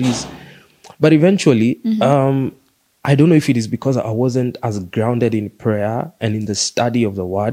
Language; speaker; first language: English; non-native, local second language; Swahili